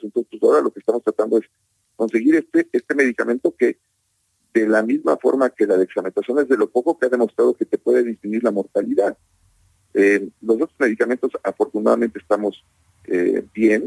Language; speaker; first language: Spanish; native; Spanish